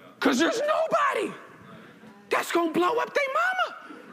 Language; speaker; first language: English; native; English